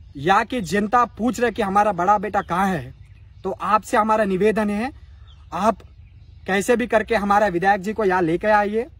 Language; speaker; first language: Hindi; non-native, local second language; Telugu